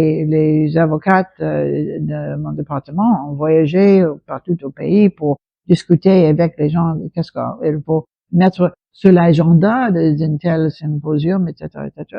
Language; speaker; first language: French; non-native, local second language; English